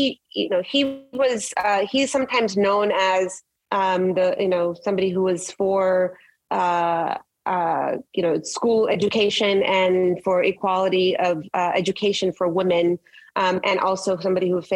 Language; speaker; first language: English; non-native, local second language; Marathi